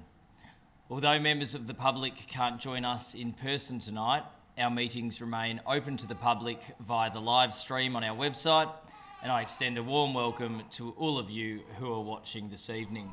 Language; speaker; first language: English; native; English